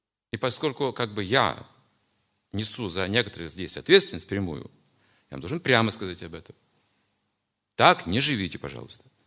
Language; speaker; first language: Russian; native; Russian